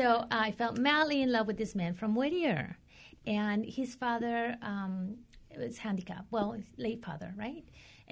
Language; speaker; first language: English; non-native, fluent; Spanish